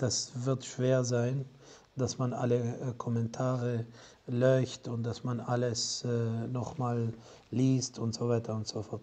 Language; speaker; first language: German; non-native, fluent; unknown